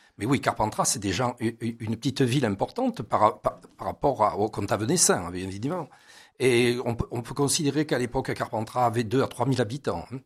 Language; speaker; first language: French; native; French